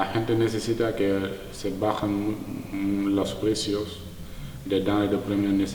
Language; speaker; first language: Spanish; non-native, learner; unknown